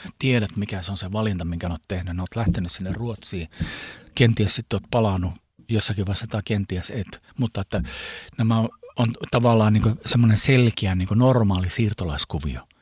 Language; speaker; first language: Finnish; early bilingual, heritage; Finnish